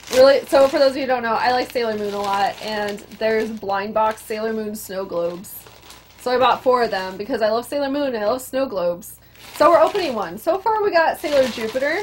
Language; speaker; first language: English; native; English